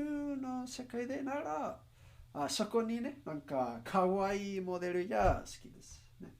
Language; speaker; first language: Japanese; non-native, learner; English